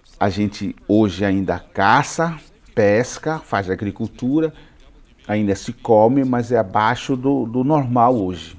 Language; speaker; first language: Portuguese; non-native, local second language; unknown